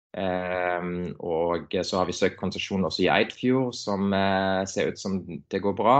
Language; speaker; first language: Norwegian; non-native, fluent; German